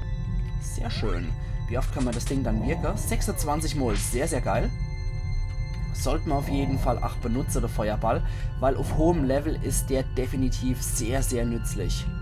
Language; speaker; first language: German; native; German